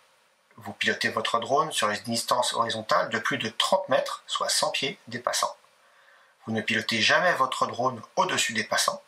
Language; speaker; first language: French; native; French